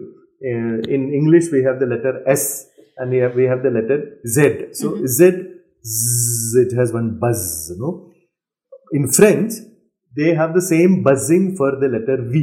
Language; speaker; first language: English; non-native, local second language; Malayalam